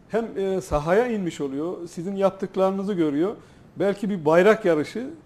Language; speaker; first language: Turkish; native; Turkish